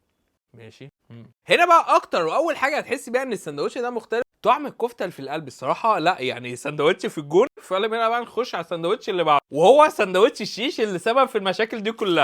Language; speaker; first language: Arabic; native; Arabic